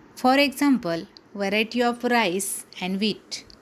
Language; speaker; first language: English; non-native, local second language; Marathi